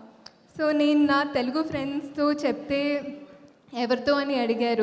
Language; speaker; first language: Telugu; non-native, fluent; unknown